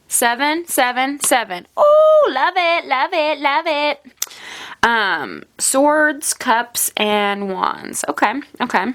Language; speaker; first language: English; native; English